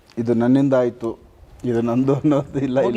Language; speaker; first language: Kannada; native; Kannada